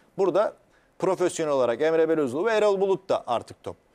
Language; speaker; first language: Turkish; native; Turkish